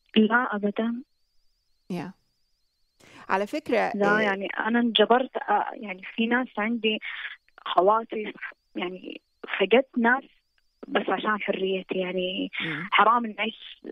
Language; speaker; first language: Arabic; native; Arabic